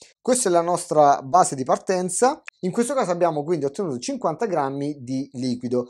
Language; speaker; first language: Italian; native; Italian